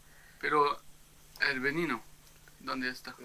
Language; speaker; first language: Spanish; non-native, learner; French